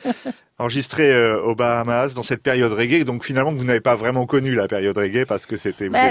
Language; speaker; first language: French; native; French